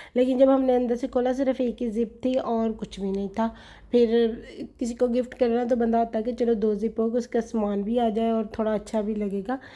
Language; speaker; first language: Urdu; native; Urdu